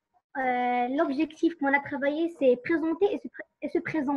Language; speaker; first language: French; non-native, learner; Arabic